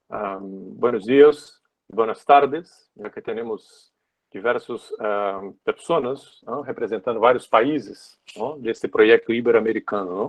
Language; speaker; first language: Spanish; non-native, fluent; Portuguese